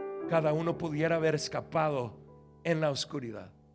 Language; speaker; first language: Spanish; non-native, fluent; English